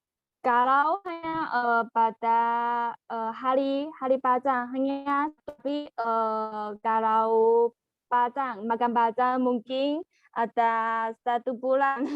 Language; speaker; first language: Indonesian; non-native, learner; Chinese